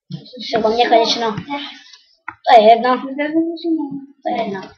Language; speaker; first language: Czech; non-native, learner; Slovak